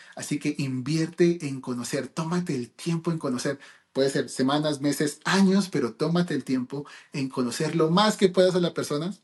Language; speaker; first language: Spanish; early bilingual, heritage; Spanish